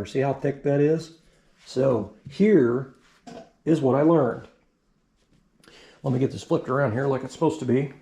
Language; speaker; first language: English; native; English